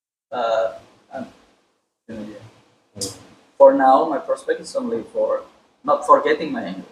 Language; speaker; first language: English; non-native, local second language; Indonesian